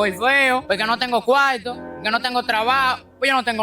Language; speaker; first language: Spanish; native; Spanish